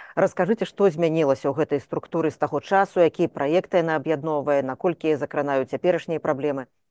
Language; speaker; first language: Belarusian; non-native, local second language; Russian